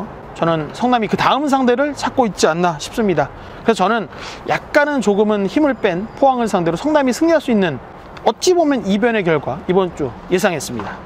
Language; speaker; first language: Korean; native; Korean